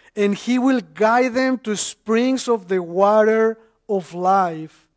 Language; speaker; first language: English; non-native, fluent; Spanish